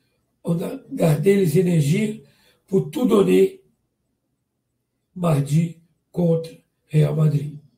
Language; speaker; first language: French; non-native, learner; Portuguese